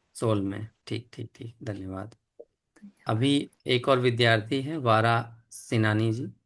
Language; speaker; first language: Hindi; native; Hindi